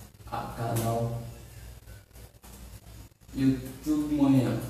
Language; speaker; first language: Portuguese; non-native, learner; Haitian Creole